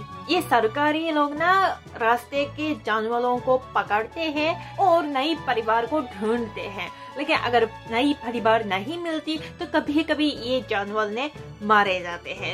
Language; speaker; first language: Hindi; non-native, fluent; Japanese